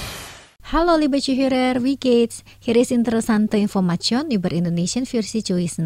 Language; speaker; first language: German; non-native, fluent; Indonesian